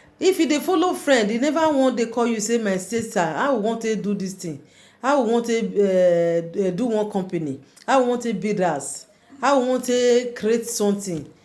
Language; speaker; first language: Nigerian Pidgin; native; Nigerian Pidgin